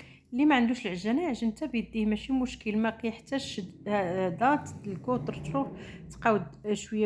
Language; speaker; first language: Arabic; native; Arabic